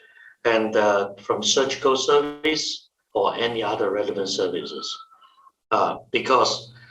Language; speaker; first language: English; non-native, fluent; Chinese